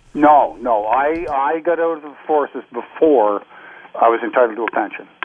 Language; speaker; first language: English; native; English